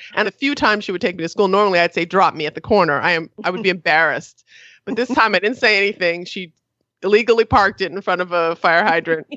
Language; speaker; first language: English; native; English